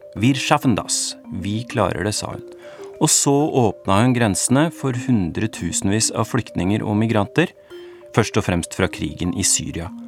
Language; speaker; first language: Norwegian; non-native, fluent; German